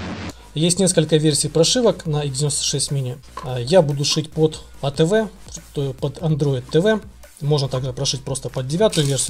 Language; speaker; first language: Russian; native; Russian